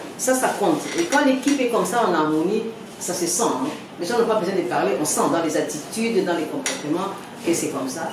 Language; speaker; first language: French; non-native, local second language; Lingala